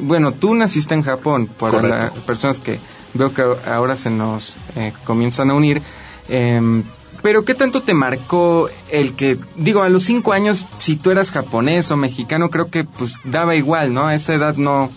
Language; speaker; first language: Spanish; native; Spanish